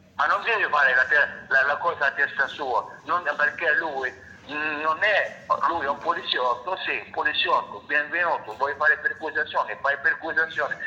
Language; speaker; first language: Italian; non-native, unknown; Arabic